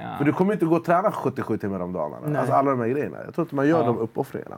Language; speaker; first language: Swedish; native; Swedish